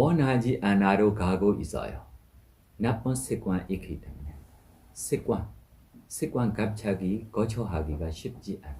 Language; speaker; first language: Korean; non-native, fluent; Burmese